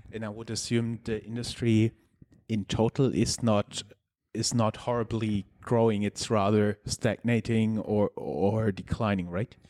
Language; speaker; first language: English; non-native, fluent; German